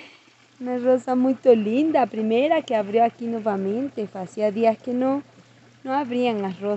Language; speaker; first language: Spanish; non-native, learner; Portuguese